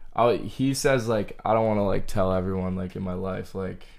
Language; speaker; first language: English; native; English